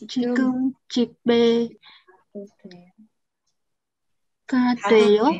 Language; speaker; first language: Korean; non-native, learner; Vietnamese